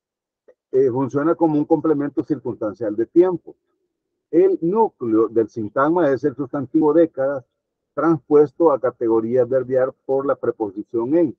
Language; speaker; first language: Spanish; native; Spanish